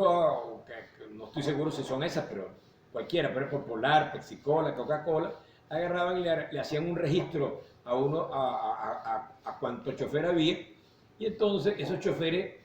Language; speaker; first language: Spanish; native; Spanish